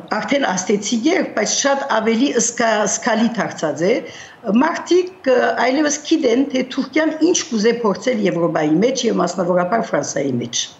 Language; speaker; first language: Armenian; early bilingual, heritage; Armenian